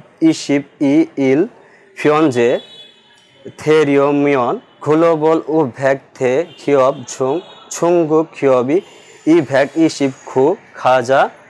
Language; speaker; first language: Korean; non-native, learner; Bangla